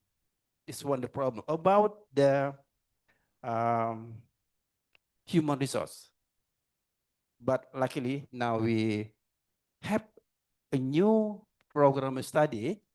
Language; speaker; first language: English; non-native, learner; Indonesian